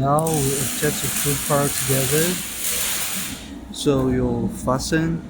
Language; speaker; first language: English; non-native, learner; Chinese